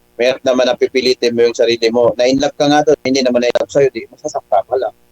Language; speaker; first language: Filipino; native; Filipino